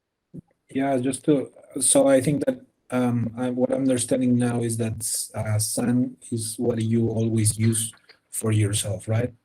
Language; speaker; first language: English; non-native, fluent; Spanish